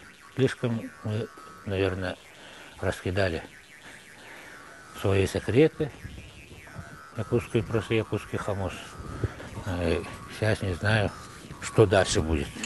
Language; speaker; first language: Russian; non-native, local second language; Yakut